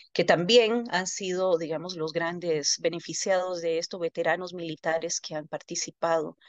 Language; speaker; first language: Spanish; native; Spanish